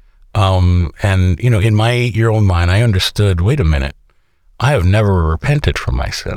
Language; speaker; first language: English; native; English